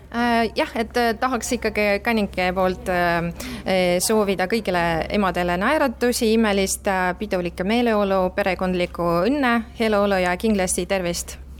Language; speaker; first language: Estonian; non-native, local second language; Russian